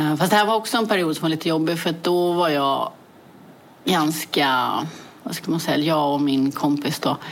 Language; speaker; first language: Swedish; early bilingual, other home language; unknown